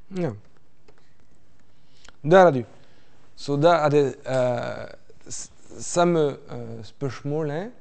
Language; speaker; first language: Norwegian; non-native, fluent; French